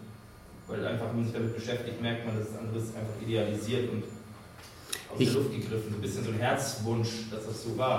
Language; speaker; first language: German; native; German